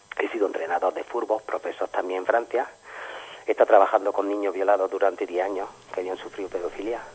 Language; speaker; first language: Spanish; early bilingual, heritage; Spanish